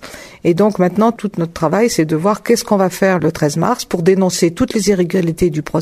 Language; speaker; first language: French; native; French